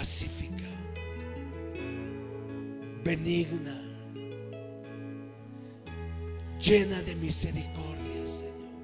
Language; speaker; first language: Spanish; native; Spanish